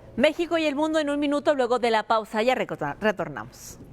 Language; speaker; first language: Spanish; native; Spanish